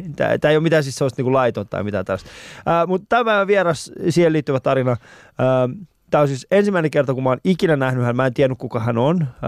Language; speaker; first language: Finnish; early bilingual, other home language; Persian